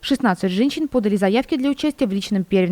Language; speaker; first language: Russian; native; Russian